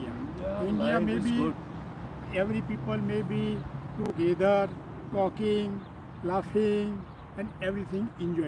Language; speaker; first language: English; non-native, learner; Gujarati